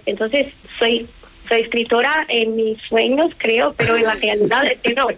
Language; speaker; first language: Spanish; non-native, learner; Portuguese